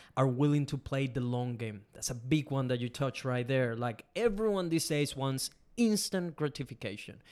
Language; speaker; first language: English; non-native, fluent; Spanish